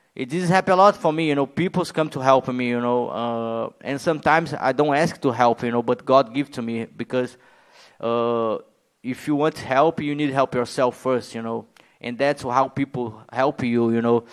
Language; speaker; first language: English; non-native, learner; Portuguese